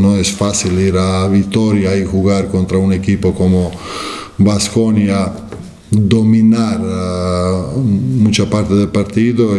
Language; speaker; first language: Spanish; non-native, fluent; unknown